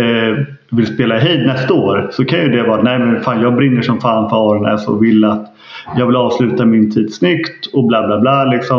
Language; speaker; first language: Swedish; native; Swedish